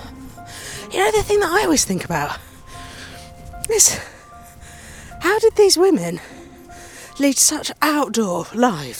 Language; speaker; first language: English; native; English